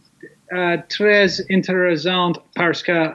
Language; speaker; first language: French; non-native, learner; English